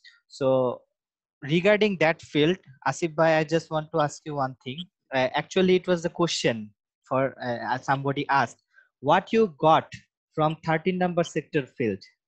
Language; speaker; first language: English; non-native, local second language; Bangla